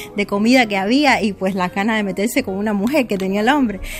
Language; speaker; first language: Spanish; native; Spanish